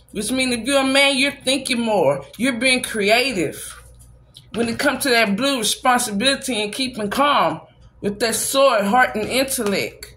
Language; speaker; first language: English; native; English